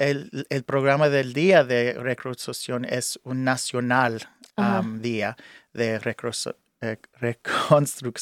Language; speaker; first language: Spanish; early bilingual, heritage; English